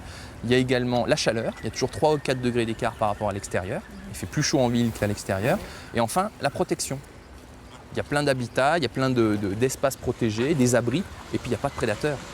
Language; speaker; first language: French; native; French